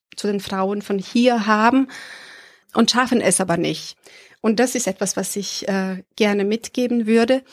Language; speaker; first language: German; early bilingual, other home language; Serbian